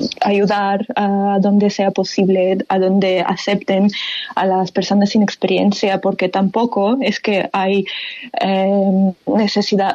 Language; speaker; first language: Spanish; non-native, fluent; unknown